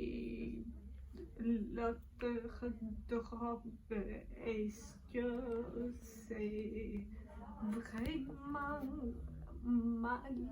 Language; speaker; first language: French; non-native, learner; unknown